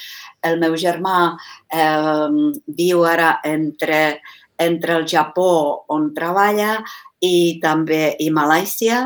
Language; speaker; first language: Catalan; non-native, fluent; Czech